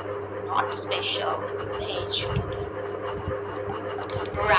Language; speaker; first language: English; non-native, learner; Bangla